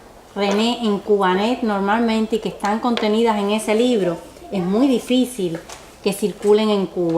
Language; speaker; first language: Spanish; native; Spanish